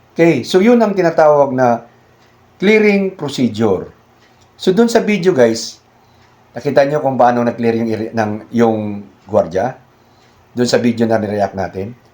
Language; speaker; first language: Filipino; native; Filipino